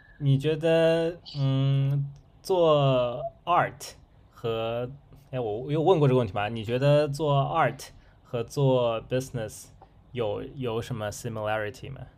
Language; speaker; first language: Chinese; native; Chinese